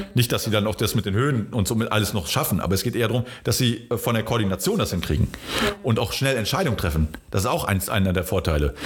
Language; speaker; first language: German; early bilingual, other home language; Polish